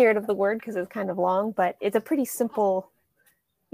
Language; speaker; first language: English; native; English